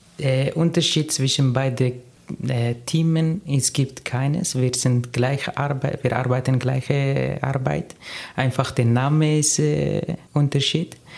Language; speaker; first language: German; non-native, learner; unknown